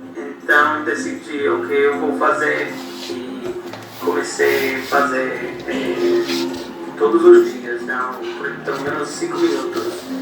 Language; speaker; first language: Portuguese; non-native, learner; English